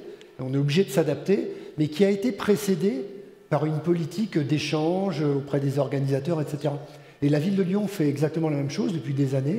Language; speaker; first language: French; native; French